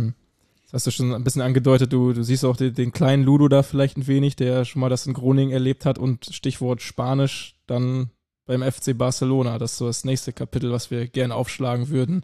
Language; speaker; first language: German; native; German